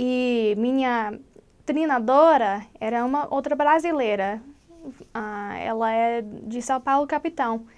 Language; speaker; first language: Portuguese; non-native, learner; English